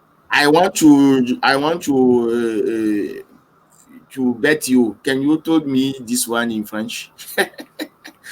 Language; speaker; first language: English; non-native, learner; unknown